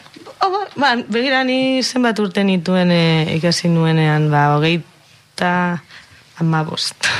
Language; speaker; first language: Basque; non-native, local second language; Spanish